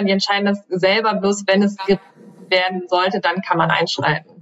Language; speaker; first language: German; native; German